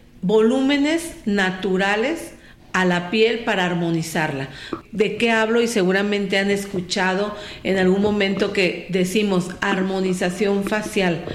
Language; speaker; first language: Spanish; native; Spanish